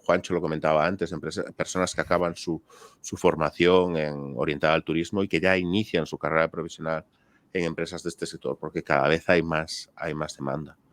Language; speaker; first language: Spanish; native; Spanish